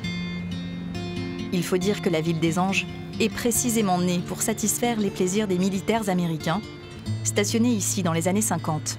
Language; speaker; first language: French; native; French